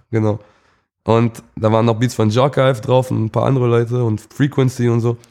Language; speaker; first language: German; early bilingual, other home language; English